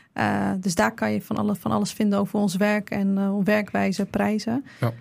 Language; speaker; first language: Dutch; early bilingual, other home language; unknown